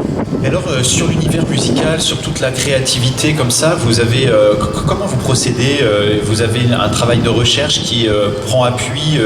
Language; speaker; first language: French; native; French